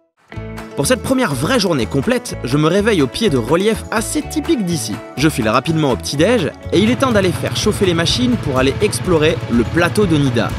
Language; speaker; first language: French; native; French